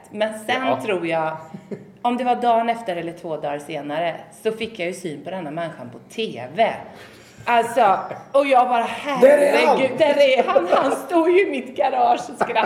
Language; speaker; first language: Swedish; native; Swedish